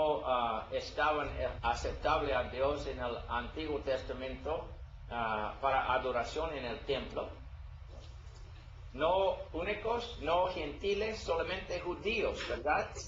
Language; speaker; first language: Spanish; non-native, learner; English